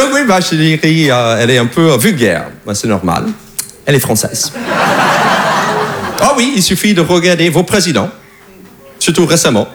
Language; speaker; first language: French; non-native, fluent; English